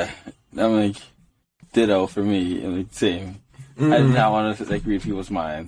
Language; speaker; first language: English; native; English